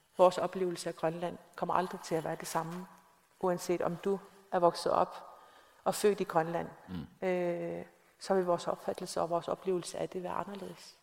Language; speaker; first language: Danish; non-native, local second language; Kalaallisut